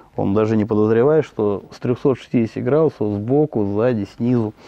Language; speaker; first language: Russian; native; Russian